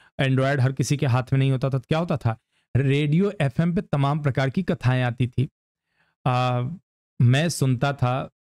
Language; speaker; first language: Hindi; native; Hindi